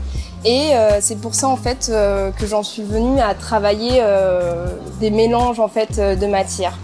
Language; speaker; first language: French; native; French